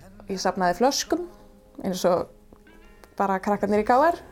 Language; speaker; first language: Icelandic; native; Icelandic